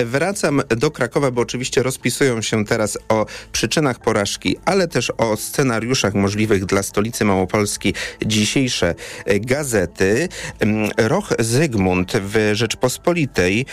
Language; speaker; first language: Polish; native; Polish